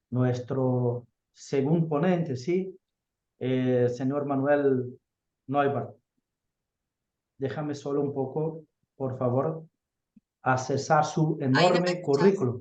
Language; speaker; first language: Spanish; non-native, fluent; Portuguese